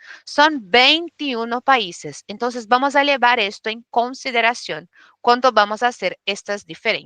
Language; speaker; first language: Spanish; non-native, fluent; Portuguese